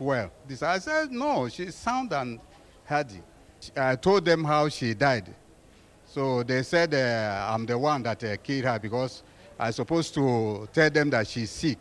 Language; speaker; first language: English; non-native, local second language; Igbo